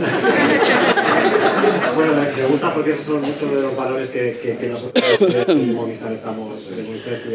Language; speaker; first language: Spanish; native; Spanish